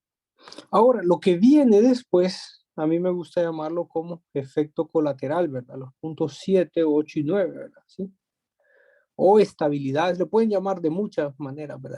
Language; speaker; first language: Spanish; native; Spanish